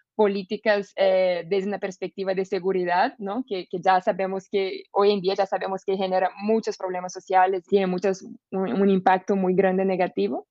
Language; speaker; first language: Spanish; non-native, fluent; Portuguese